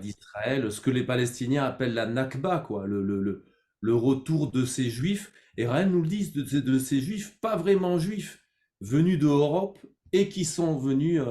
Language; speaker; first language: French; native; French